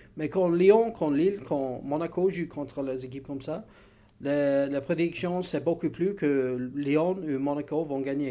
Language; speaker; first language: French; non-native, learner; English